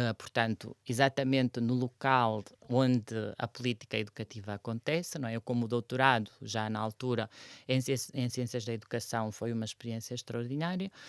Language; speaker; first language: Portuguese; non-native, fluent; Romanian